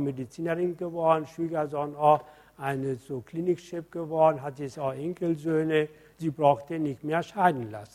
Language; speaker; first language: German; non-native, fluent; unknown